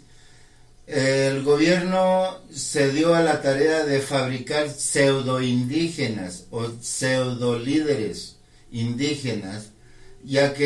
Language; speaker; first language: Spanish; non-native, local second language; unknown